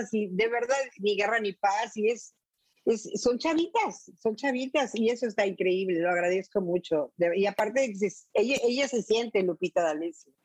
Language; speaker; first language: Spanish; native; Spanish